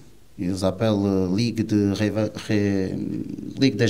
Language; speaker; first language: French; non-native, learner; Portuguese